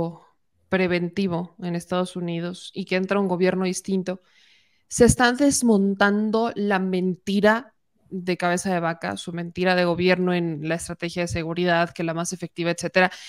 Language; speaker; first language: Spanish; native; Spanish